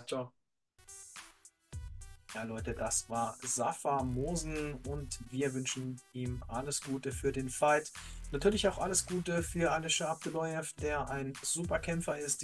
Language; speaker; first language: German; native; German